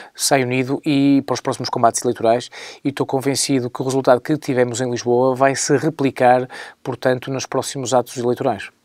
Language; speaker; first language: Portuguese; native; Portuguese